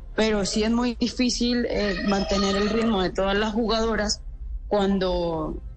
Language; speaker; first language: Spanish; native; Spanish